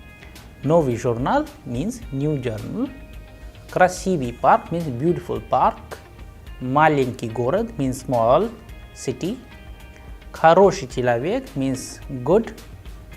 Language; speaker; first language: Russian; non-native, fluent; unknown